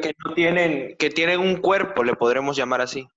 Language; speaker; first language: Spanish; native; Spanish